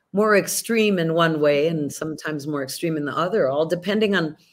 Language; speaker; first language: English; early bilingual, other home language; Spanish